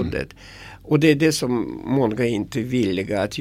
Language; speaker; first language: Swedish; non-native, fluent; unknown